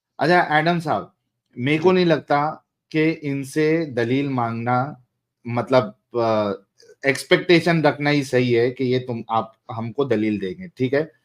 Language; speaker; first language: Hindi; native; Hindi